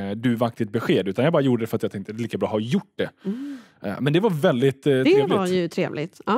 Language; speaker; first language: Swedish; native; Swedish